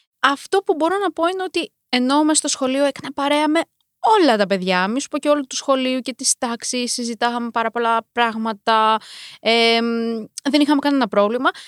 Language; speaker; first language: Greek; early bilingual, other home language; Romanian